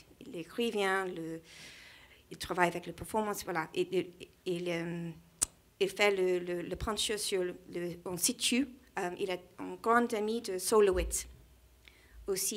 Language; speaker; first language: French; non-native, learner; English